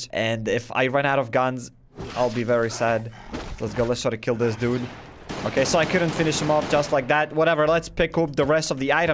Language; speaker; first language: English; non-native, fluent; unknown